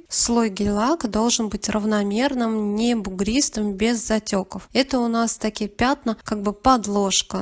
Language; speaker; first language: Russian; native; Russian